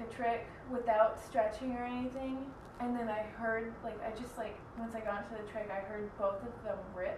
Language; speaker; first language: English; native; English